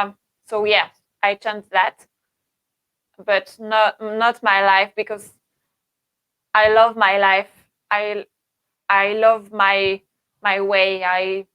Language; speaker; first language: English; non-native, learner; French